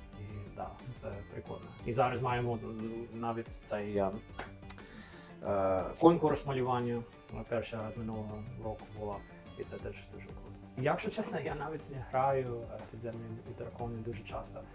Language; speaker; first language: Ukrainian; non-native, fluent; English